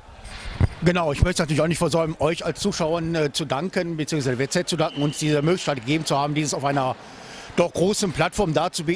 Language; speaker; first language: German; native; German